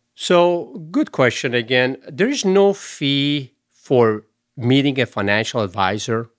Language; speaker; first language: English; non-native, fluent; Persian